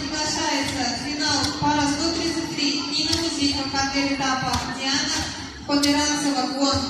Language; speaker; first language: Russian; native; Russian